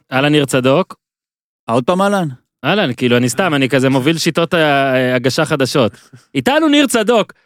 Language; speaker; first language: Hebrew; native; Hebrew